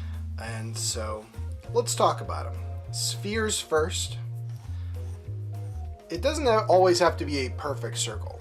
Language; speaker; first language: English; native; English